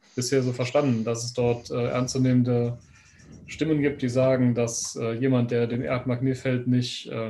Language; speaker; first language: German; native; German